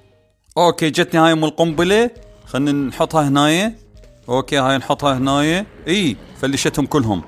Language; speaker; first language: Arabic; native; Arabic